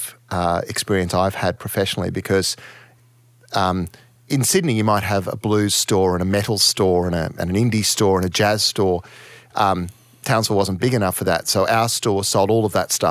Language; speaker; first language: English; native; English